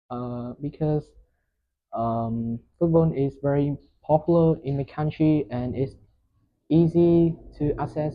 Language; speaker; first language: English; non-native, learner; Vietnamese